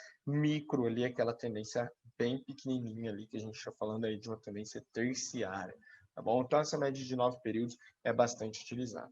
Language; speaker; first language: Portuguese; native; Portuguese